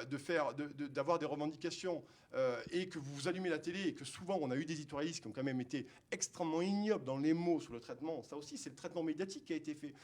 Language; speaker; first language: French; native; French